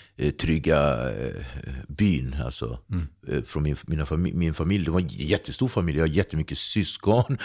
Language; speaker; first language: Swedish; early bilingual, other home language; Kabuverdianu